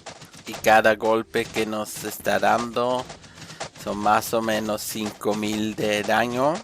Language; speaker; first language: Spanish; non-native, fluent; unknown